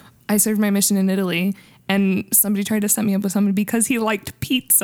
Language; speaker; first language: English; native; English